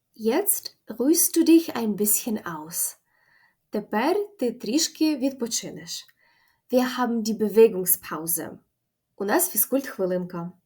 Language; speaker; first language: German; non-native, fluent; Ukrainian